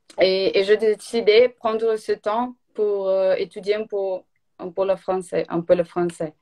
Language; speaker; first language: French; non-native, learner; Portuguese